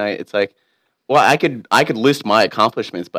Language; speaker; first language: English; native; English